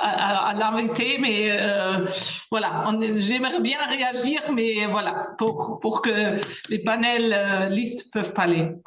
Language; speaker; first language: French; non-native, fluent; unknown